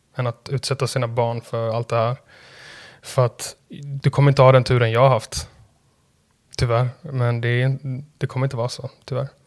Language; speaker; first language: Swedish; native; Swedish